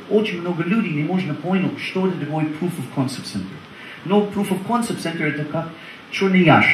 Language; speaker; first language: Russian; non-native, learner; English